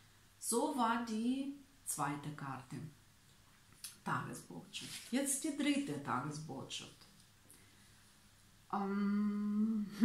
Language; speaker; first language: German; non-native, fluent; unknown